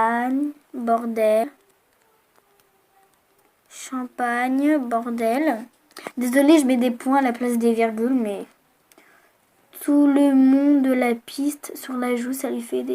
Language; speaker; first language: French; native; French